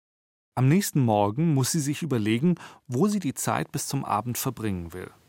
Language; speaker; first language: German; native; German